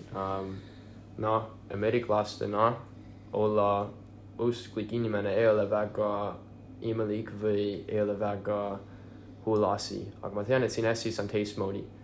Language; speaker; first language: Estonian; non-native, fluent; English